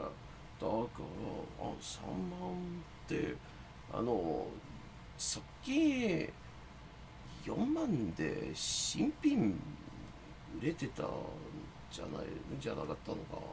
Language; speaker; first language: Japanese; non-native, fluent; English